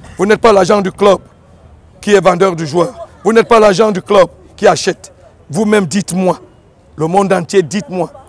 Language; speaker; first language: French; native; French